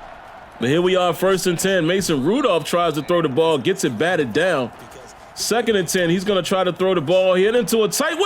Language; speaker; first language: English; native; English